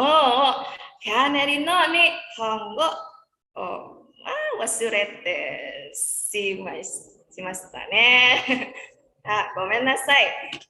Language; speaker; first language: Japanese; non-native, learner; Indonesian